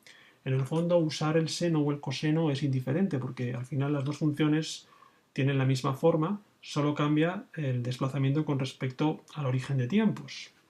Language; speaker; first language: Spanish; native; Spanish